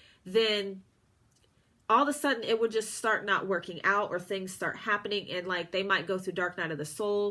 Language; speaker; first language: English; native; English